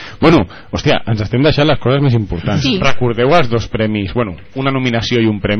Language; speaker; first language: Catalan; native; Catalan